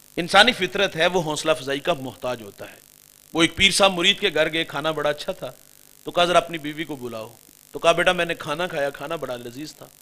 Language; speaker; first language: Urdu; non-native, local second language; Punjabi